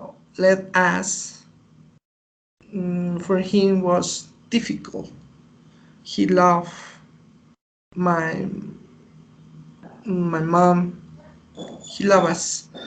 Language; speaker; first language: English; non-native, learner; Spanish